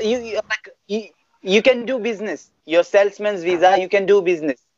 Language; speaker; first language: English; non-native, fluent; Bangla